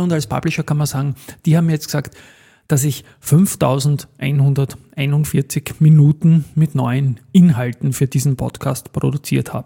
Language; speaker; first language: German; native; German